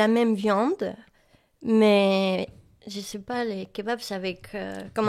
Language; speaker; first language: French; non-native, learner; Spanish